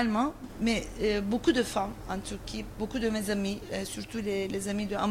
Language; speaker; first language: French; non-native, fluent; Turkish